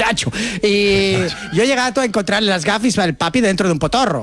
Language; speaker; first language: Spanish; native; Spanish